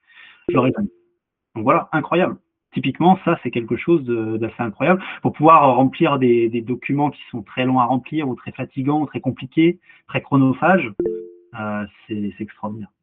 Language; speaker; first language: French; native; French